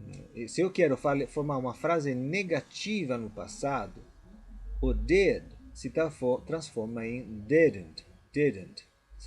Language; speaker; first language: Portuguese; non-native, fluent; Italian